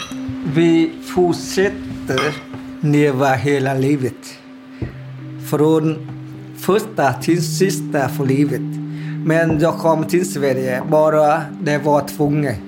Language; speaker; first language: Swedish; non-native, learner; Vietnamese